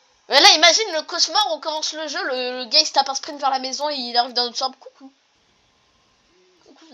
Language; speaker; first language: French; native; French